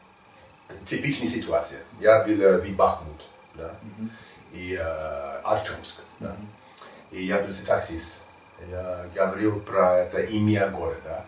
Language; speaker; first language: Russian; non-native, learner; English